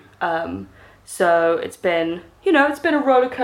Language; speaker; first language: English; native; English